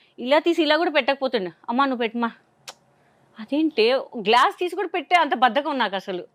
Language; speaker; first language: Telugu; non-native, local second language; Hindi